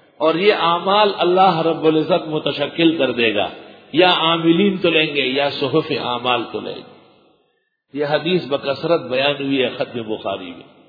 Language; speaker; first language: Urdu; non-native, local second language; Pashto